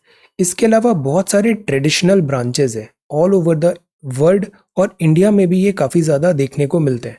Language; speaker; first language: Hindi; native; Hindi